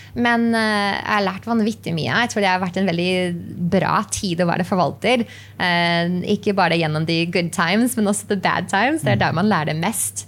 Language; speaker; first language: Norwegian; non-native, fluent; English